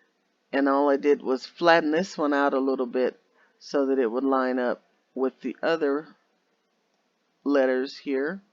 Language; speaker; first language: English; native; English